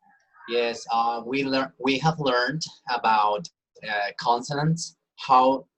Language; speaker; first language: English; non-native, learner; Spanish